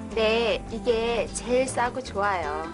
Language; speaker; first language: Korean; non-native, fluent; Vietnamese